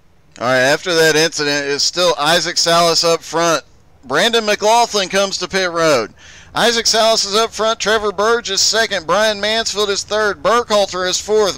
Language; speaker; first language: English; native; English